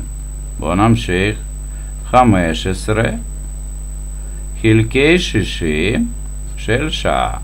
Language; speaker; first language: Hebrew; non-native, fluent; Russian